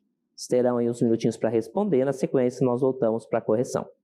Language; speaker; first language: Portuguese; native; Portuguese